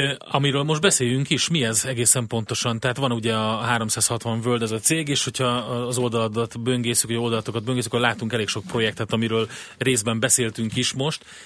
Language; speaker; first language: Hungarian; native; Hungarian